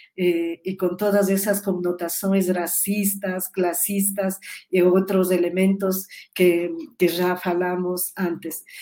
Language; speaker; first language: Spanish; native; Spanish